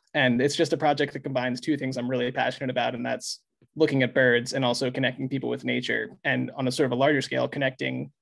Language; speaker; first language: English; native; English